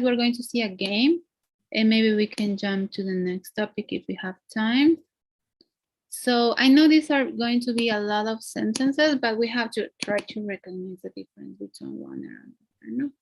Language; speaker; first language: English; non-native, fluent; Spanish